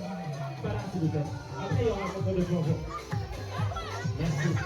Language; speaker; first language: French; native; French